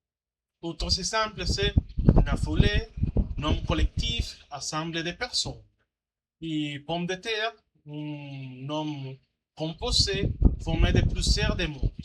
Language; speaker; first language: French; non-native, learner; Spanish